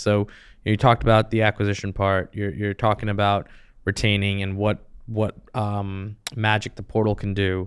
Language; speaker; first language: English; native; English